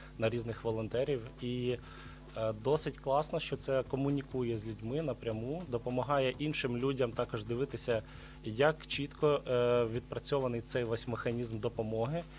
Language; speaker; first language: Ukrainian; native; Ukrainian